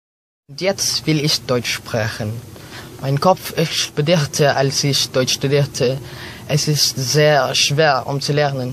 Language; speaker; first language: German; non-native, learner; Filipino